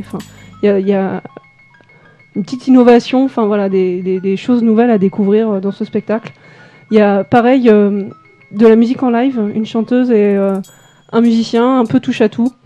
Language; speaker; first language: French; native; French